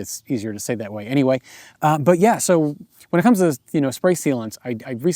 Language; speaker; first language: English; native; English